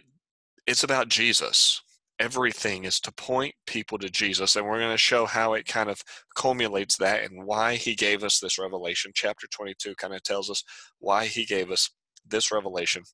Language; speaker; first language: English; native; English